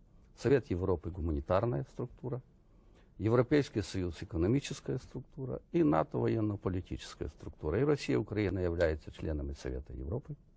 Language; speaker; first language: Russian; non-native, local second language; Ukrainian